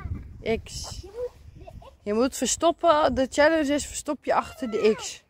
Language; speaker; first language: Dutch; native; Dutch